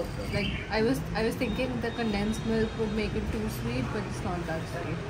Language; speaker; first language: English; non-native, local second language; Hindi